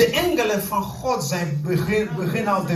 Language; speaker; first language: Dutch; non-native, fluent; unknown